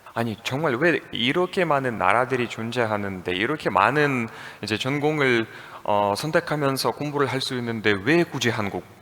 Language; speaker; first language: Korean; non-native, fluent; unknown